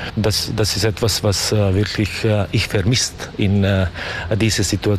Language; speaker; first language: German; non-native, learner; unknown